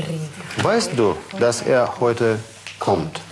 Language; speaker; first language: German; non-native, fluent; Russian